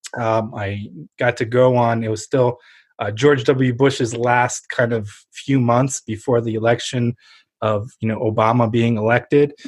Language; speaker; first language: English; early bilingual, other home language; Ukrainian